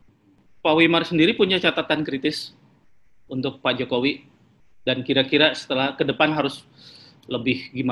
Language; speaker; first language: Indonesian; native; Indonesian